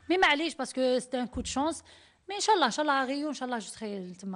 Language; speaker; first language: French; non-native, learner; Arabic